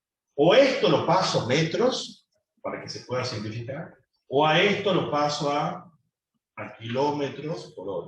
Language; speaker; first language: Spanish; native; Spanish